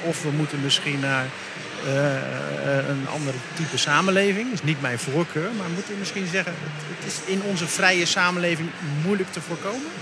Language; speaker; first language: Dutch; native; Dutch